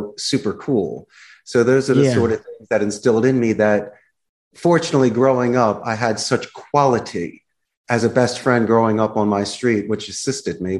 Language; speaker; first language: English; native; English